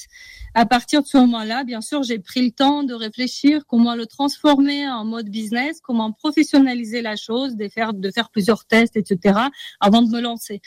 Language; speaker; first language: French; native; French